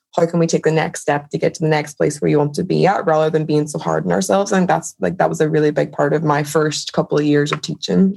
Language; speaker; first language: English; native; English